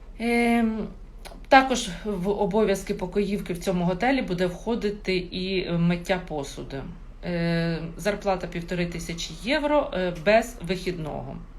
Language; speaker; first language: Ukrainian; non-native, local second language; Russian